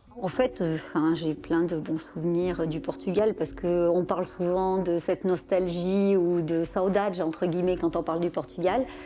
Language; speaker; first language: French; early bilingual, other home language; Portuguese